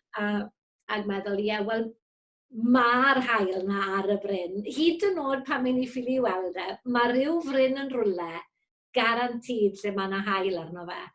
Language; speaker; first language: Welsh; native; Welsh